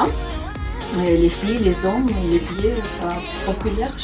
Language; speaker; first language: French; non-native, learner; Russian